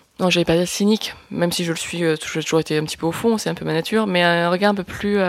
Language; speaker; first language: French; early bilingual, other home language; Lao